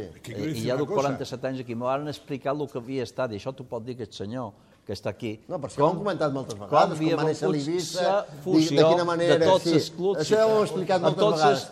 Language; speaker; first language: Catalan; non-native, local second language; Spanish